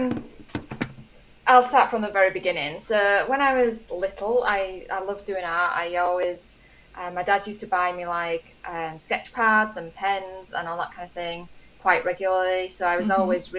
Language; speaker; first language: English; native; English